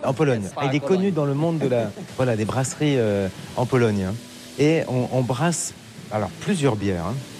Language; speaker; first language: French; native; French